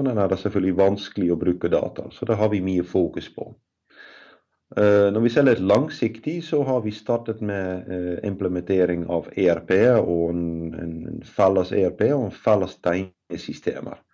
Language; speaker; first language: Norwegian; non-native, fluent; Dutch